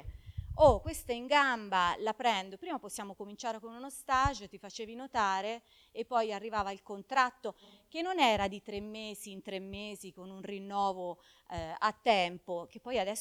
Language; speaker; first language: Italian; native; Italian